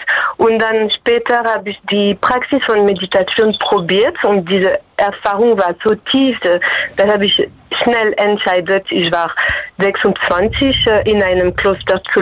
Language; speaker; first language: German; non-native, fluent; French